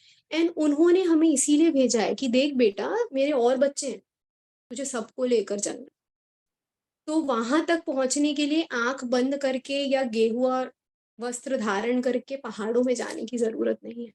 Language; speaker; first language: Hindi; native; Hindi